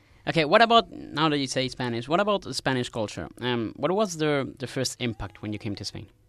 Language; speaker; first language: English; non-native, fluent; Spanish